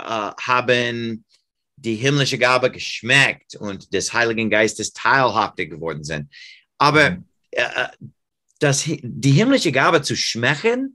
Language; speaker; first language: German; non-native, fluent; English